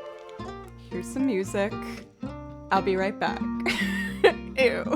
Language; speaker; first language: English; native; English